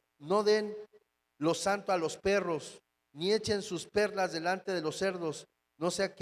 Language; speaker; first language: Spanish; native; Spanish